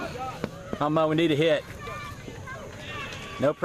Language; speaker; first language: English; native; English